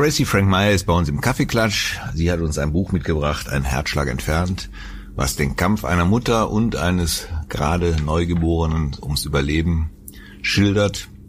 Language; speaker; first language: German; native; German